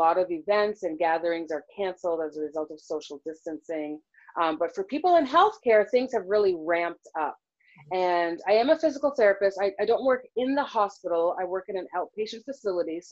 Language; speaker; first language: English; native; English